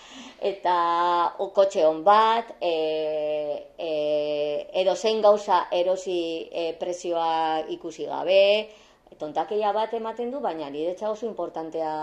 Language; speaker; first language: Basque; non-native, local second language; Spanish